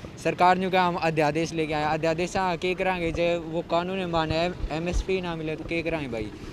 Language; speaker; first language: Hindi; native; Hindi